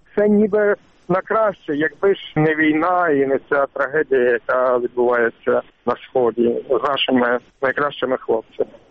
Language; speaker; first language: Ukrainian; native; Ukrainian